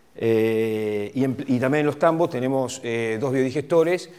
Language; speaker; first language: Spanish; native; Spanish